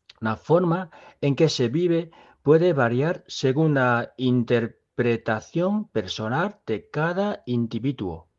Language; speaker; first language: Spanish; non-native, fluent; Chinese